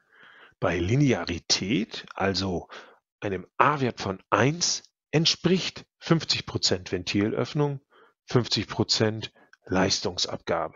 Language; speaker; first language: German; native; German